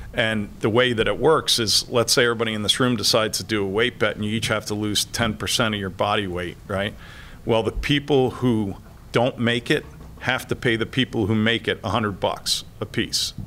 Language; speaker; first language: English; native; English